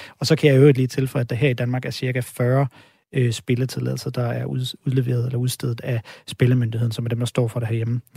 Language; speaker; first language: Danish; native; Danish